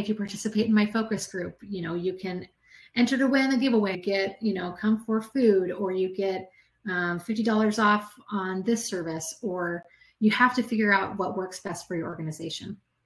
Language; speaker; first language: English; native; English